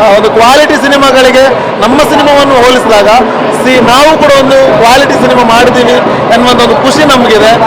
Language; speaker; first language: Kannada; non-native, local second language; Tulu